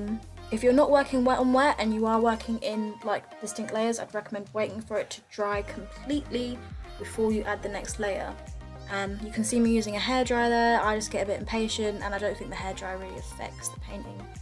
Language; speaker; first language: English; native; English